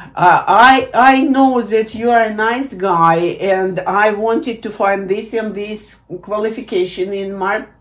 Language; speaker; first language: English; non-native, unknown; Russian